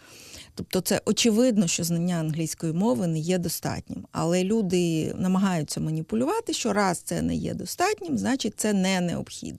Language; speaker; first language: Ukrainian; native; Ukrainian